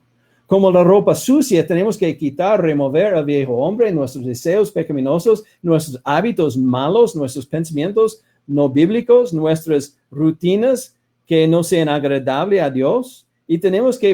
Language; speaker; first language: Spanish; non-native, fluent; English